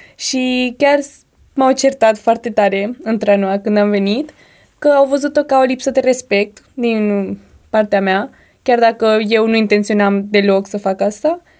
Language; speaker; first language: Romanian; early bilingual, heritage; Romanian